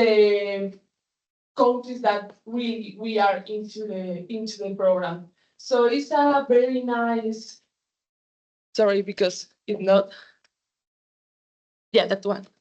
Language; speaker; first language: English; non-native, fluent; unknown